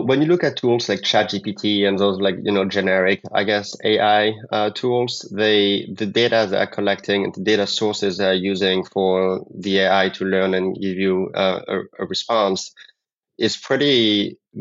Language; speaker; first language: English; non-native, fluent; French